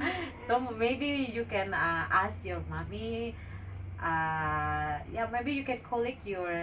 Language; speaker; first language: English; non-native, learner; Indonesian